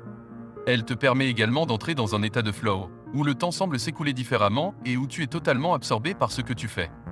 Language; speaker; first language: French; native; French